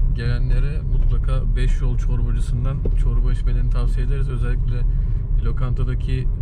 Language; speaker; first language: Turkish; native; Turkish